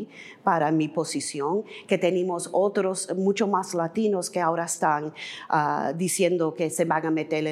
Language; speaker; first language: Spanish; early bilingual, heritage; English